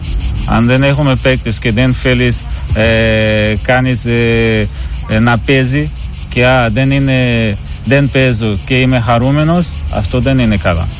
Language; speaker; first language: Greek; non-native, learner; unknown